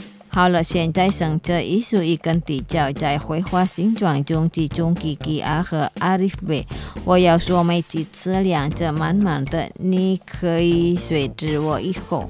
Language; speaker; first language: Chinese; non-native, learner; Indonesian